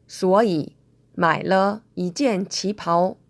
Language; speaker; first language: Chinese; non-native, fluent; Korean